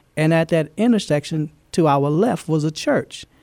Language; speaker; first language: English; native; English